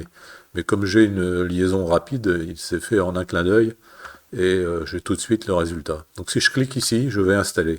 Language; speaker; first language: French; native; French